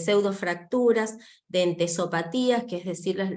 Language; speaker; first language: Spanish; native; Spanish